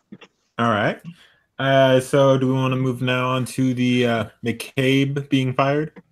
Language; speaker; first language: English; native; English